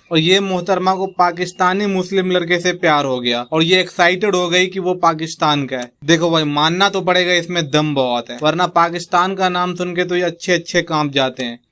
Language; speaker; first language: Hindi; native; Hindi